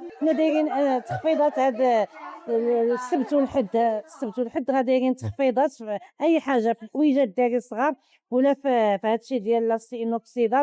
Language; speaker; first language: Arabic; native; Arabic